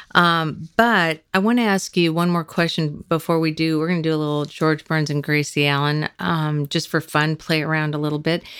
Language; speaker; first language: English; native; English